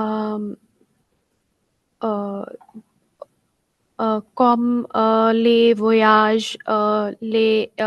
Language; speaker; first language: French; non-native, learner; Hindi